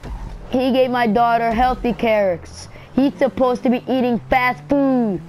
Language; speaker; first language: English; native; English